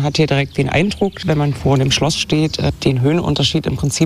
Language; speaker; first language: German; native; German